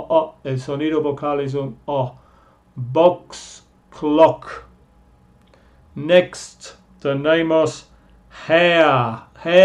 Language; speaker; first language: Spanish; non-native, fluent; English